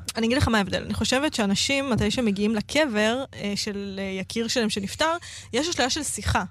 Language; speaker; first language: Hebrew; native; Hebrew